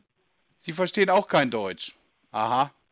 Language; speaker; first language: German; native; German